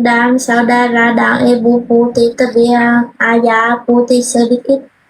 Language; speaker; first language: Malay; non-native, learner; Vietnamese